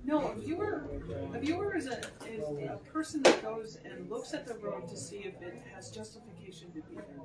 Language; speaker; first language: English; native; English